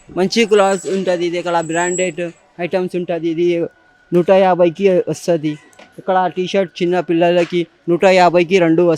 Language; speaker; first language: Telugu; non-native, local second language; Urdu